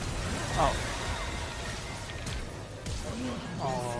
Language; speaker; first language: English; non-native, learner; Vietnamese